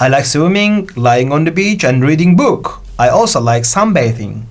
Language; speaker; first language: English; non-native, fluent; Turkish